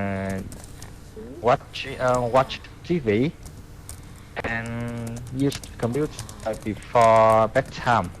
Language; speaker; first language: English; non-native, learner; Vietnamese